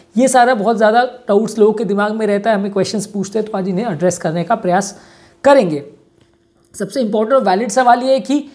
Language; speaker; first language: Hindi; native; Hindi